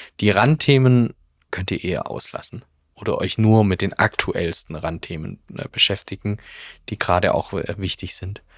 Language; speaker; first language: German; native; German